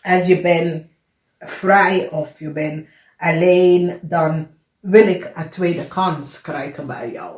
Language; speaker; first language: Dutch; non-native, learner; English